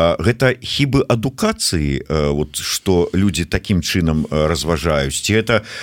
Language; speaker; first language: Belarusian; native; Belarusian